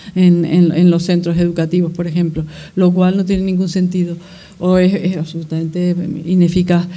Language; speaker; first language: Spanish; native; Spanish